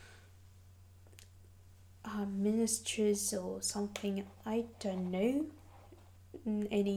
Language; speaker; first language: English; non-native, fluent; Adyghe